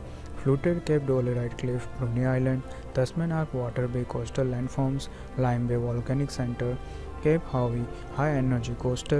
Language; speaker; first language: English; non-native, fluent; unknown